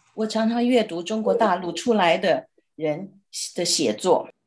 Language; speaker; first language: Chinese; native; Chinese